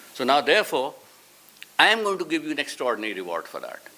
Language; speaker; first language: English; non-native, local second language; Urdu